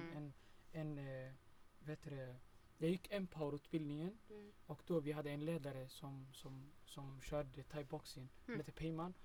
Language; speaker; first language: Swedish; early bilingual, other home language; Somali